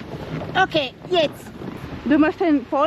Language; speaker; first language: German; non-native, learner; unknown